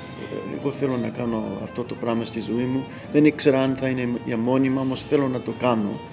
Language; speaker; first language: Greek; early bilingual, heritage; Greek